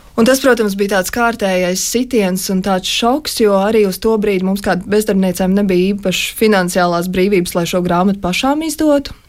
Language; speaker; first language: Latvian; native; Latvian